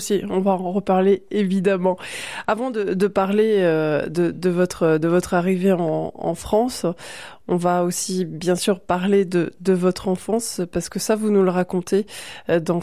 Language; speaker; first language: French; native; French